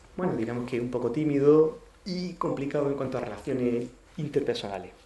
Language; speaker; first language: Spanish; native; Spanish